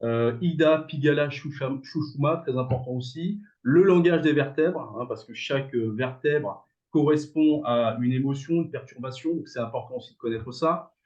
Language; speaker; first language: French; native; French